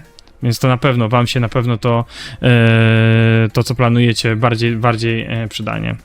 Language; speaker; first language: Polish; native; Polish